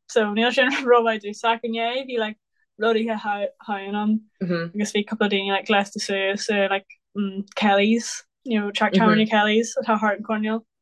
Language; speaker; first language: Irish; non-native, local second language; English